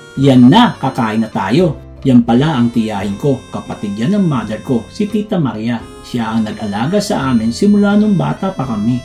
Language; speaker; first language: Filipino; native; Filipino